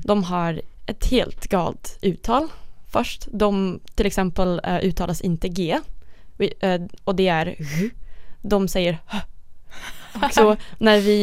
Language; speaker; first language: Swedish; non-native, learner; Dutch